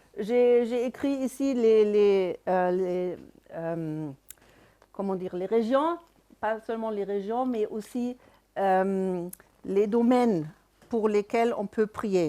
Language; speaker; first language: French; non-native, fluent; German